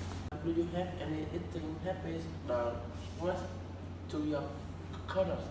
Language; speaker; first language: English; non-native, learner; Vietnamese